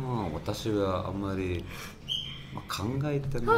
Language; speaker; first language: Japanese; non-native, learner; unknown